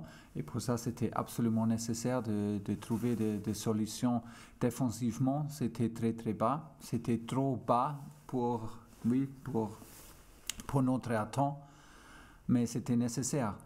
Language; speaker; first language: French; non-native, fluent; German